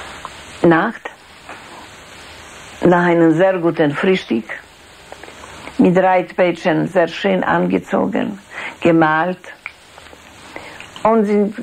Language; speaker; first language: German; non-native, fluent; Polish